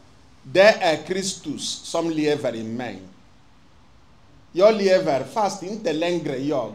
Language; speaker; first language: Swedish; non-native, fluent; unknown